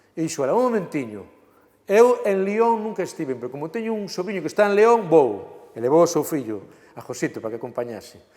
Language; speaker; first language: Galician; native; Galician